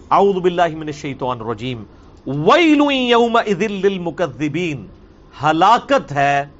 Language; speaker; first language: Urdu; non-native, local second language; Punjabi